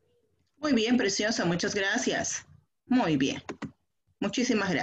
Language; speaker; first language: Spanish; native; Spanish